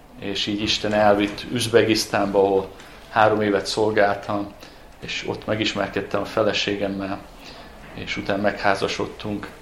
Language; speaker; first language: Hungarian; native; Hungarian